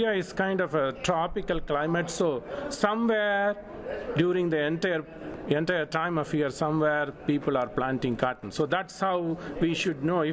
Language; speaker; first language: English; non-native, local second language; Tamil